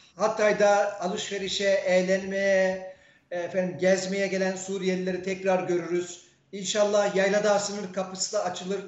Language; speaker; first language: Turkish; native; Turkish